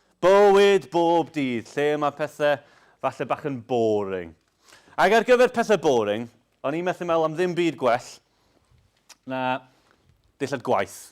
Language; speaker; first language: Welsh; non-native, local second language; English